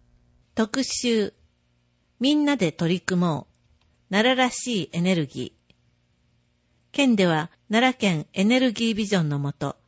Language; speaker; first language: Japanese; native; Japanese